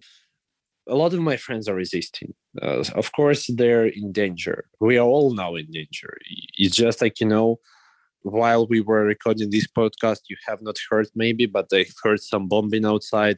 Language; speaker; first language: English; non-native, fluent; Russian